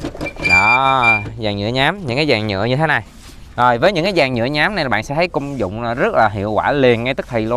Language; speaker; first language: Vietnamese; native; Vietnamese